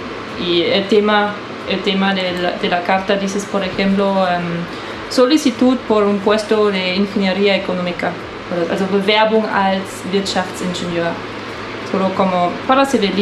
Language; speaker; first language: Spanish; non-native, fluent; German